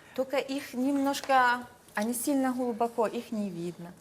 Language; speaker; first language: Russian; non-native, fluent; Persian